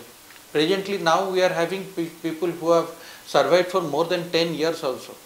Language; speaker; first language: Telugu; non-native, fluent; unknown